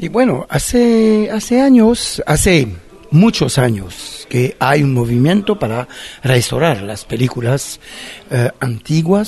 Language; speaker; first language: Spanish; non-native, fluent; French